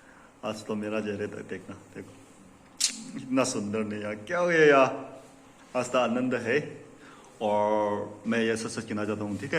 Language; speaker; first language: Hindi; non-native, local second language; Tangkhul Naga (India)